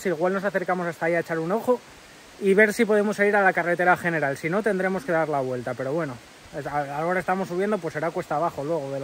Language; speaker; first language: Spanish; native; Spanish